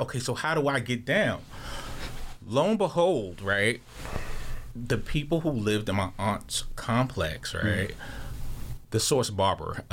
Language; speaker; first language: English; native; English